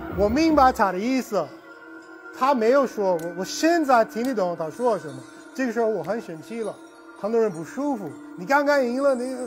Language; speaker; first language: Chinese; non-native, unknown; English